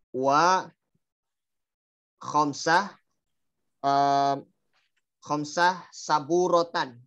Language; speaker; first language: Arabic; non-native, learner; Indonesian